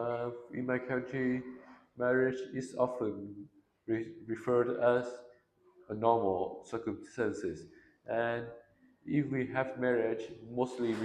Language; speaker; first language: English; non-native, learner; Vietnamese